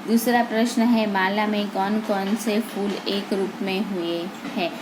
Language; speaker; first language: Hindi; non-native, local second language; Gujarati